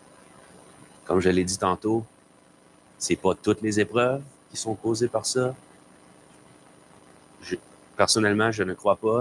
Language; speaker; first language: French; native; French